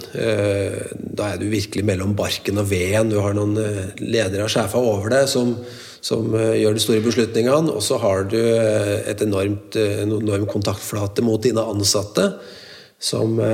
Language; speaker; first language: Norwegian; native; Norwegian